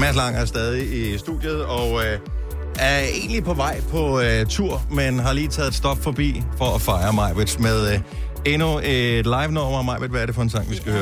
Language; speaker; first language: Danish; native; Danish